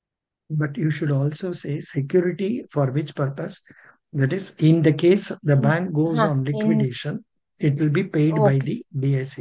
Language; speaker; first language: English; non-native, local second language; Telugu